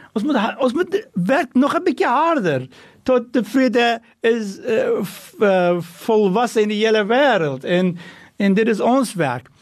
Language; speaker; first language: Afrikaans; non-native, fluent; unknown